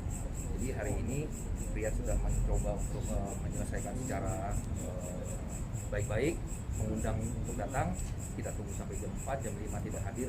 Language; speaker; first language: Indonesian; native; Indonesian